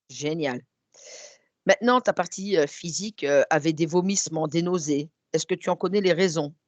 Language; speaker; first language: French; native; French